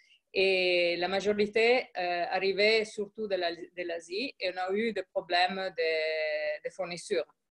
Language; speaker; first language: French; non-native, fluent; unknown